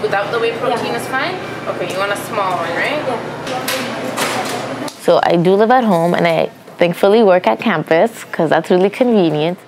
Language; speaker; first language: English; native; English